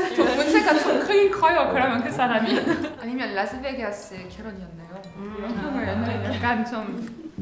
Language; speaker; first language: Korean; non-native, fluent; French